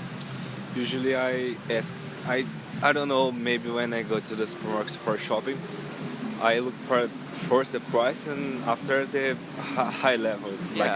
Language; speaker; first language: English; non-native, learner; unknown